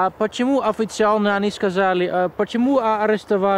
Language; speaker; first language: Russian; non-native, learner; Dutch